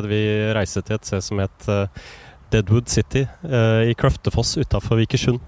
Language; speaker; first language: Norwegian; native; Norwegian